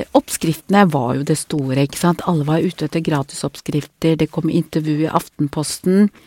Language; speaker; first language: Norwegian; early bilingual, other home language; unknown